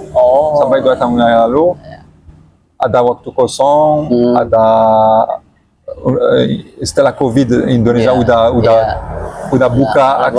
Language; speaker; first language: Indonesian; non-native, learner; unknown